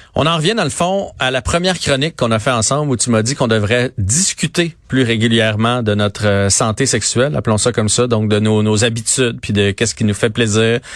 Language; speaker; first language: French; native; French